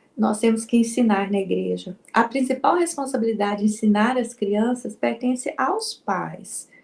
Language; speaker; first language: Portuguese; native; Portuguese